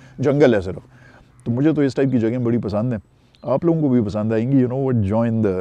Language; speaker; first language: Urdu; non-native, local second language; Pashto